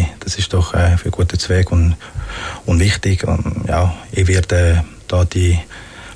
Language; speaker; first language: German; non-native, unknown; Spanish